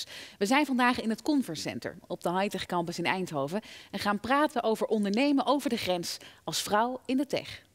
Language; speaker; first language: Dutch; native; Dutch